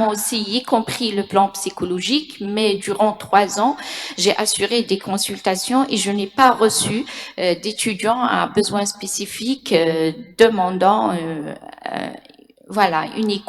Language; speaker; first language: French; non-native, local second language; Kabyle